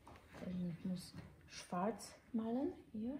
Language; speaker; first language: German; non-native, learner; Polish